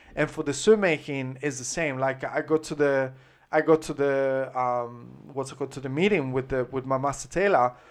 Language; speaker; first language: English; non-native, fluent; Italian